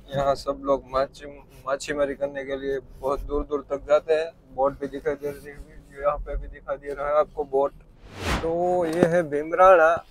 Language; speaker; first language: Hindi; non-native, local second language; Gujarati